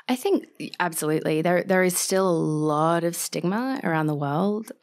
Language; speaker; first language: English; native; English